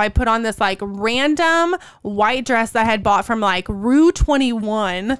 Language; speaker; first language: English; native; English